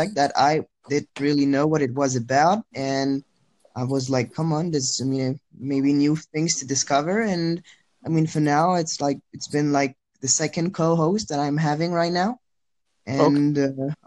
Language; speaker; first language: English; non-native, fluent; French